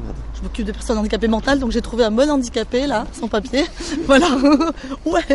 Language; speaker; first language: French; native; French